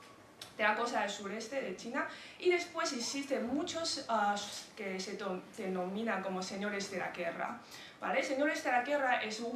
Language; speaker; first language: Spanish; non-native, fluent; Chinese